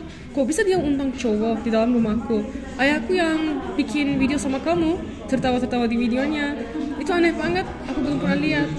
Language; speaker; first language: Indonesian; non-native, fluent; Turkish